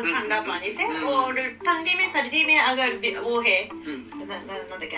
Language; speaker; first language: Hindi; non-native, fluent; Japanese